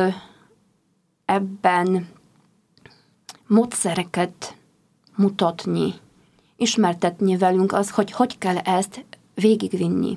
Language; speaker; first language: Hungarian; non-native, fluent; Polish